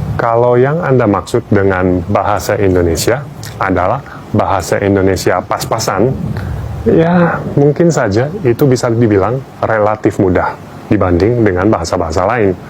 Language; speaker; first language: Indonesian; non-native, fluent; English